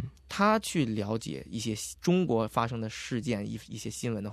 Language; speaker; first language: Chinese; native; Chinese